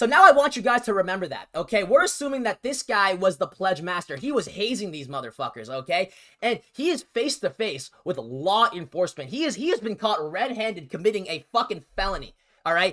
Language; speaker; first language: English; native; English